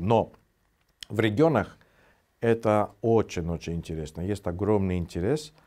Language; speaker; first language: Russian; non-native, fluent; Greek